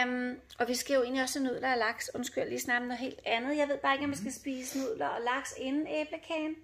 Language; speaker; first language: Danish; native; Danish